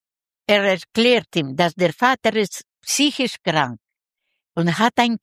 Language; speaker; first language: German; non-native, learner; Russian